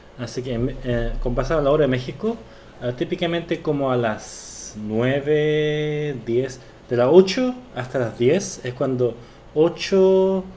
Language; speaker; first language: Spanish; early bilingual, other home language; Korean